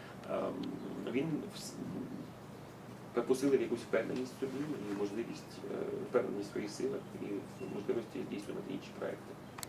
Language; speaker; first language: Ukrainian; native; Ukrainian